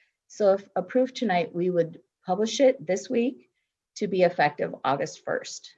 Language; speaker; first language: English; native; English